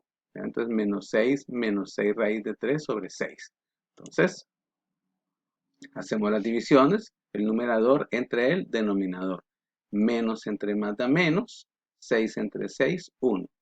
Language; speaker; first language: Spanish; native; Spanish